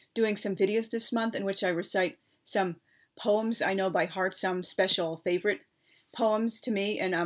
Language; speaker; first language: English; native; English